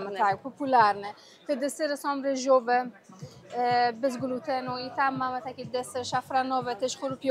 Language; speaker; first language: Polish; non-native, learner; Persian